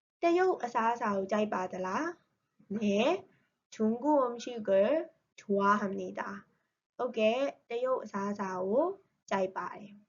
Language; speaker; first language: Korean; non-native, learner; Burmese